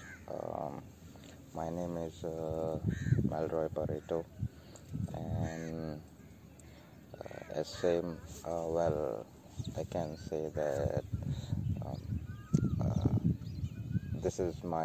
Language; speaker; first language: English; non-native, local second language; Konkani